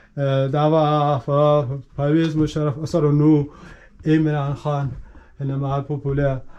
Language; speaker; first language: Danish; non-native, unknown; Urdu